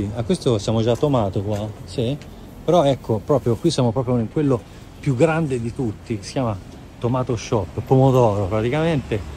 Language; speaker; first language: Italian; native; Italian